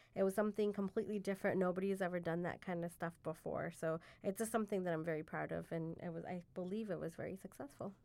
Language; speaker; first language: English; native; English